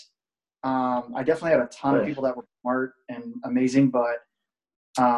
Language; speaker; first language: English; native; English